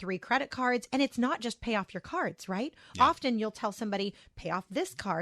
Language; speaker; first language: English; native; English